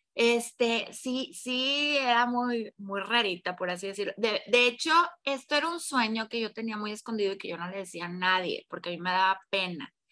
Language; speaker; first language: Spanish; native; Spanish